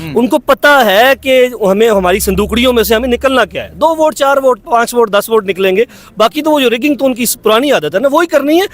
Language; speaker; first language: Urdu; non-native, local second language; Punjabi